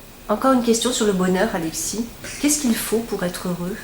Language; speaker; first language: French; native; French